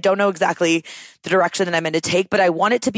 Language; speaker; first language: English; native; English